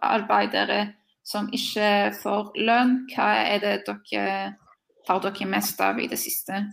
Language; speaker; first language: Norwegian; non-native, fluent; Polish